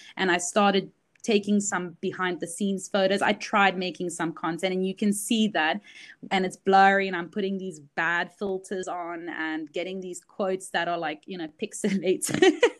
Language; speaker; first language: English; early bilingual, other home language; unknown